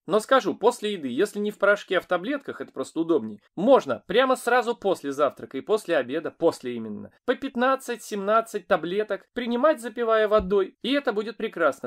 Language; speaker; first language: Russian; native; Russian